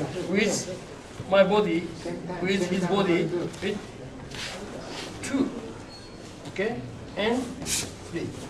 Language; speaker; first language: English; non-native, learner; Japanese